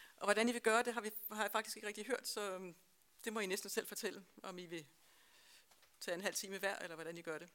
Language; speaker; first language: Danish; native; Danish